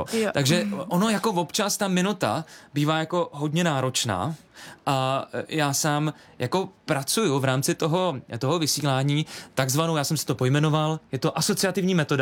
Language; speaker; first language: Czech; native; Czech